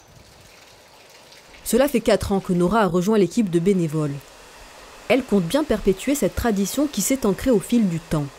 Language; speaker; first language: French; native; French